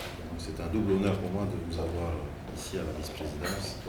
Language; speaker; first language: French; native; French